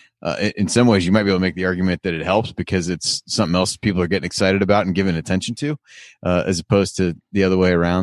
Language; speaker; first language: English; native; English